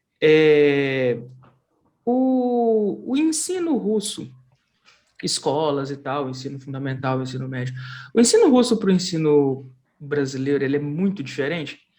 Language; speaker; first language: Portuguese; native; Portuguese